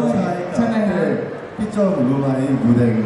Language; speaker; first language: Thai; non-native, learner; Korean